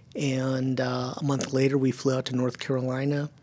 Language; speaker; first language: English; early bilingual, other home language; German